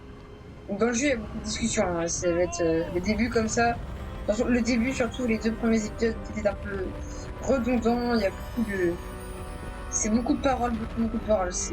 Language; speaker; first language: French; native; French